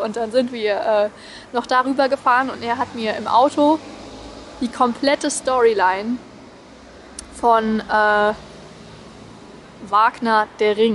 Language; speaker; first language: German; native; German